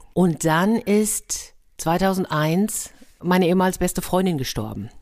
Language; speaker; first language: German; native; German